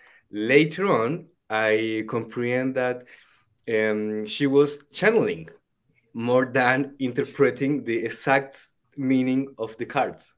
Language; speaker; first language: English; non-native, fluent; Spanish